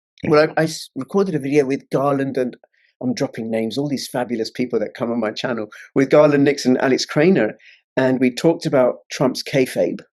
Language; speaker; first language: English; native; English